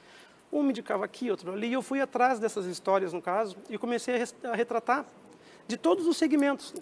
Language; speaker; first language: Portuguese; native; Portuguese